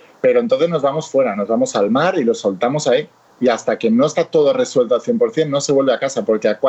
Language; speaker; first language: Spanish; native; Spanish